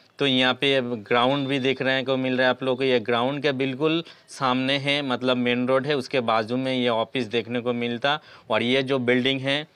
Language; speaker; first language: Hindi; non-native, local second language; Bangla